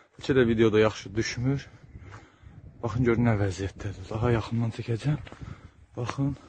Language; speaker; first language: Azerbaijani; native; Azerbaijani